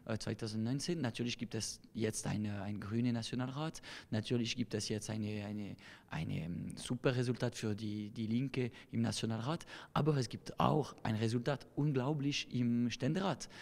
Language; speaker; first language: German; non-native, local second language; French